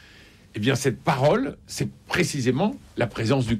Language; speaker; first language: French; native; French